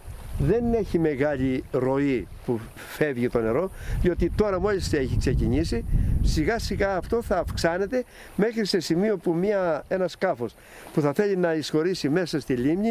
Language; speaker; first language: Greek; native; Greek